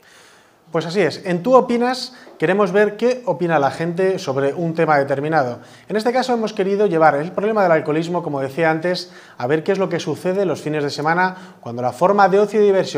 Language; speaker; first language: Spanish; native; Spanish